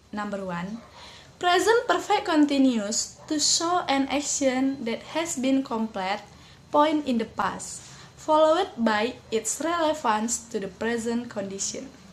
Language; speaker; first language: English; non-native, learner; Indonesian